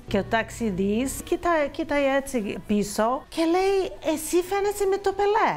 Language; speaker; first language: Greek; non-native, fluent; Portuguese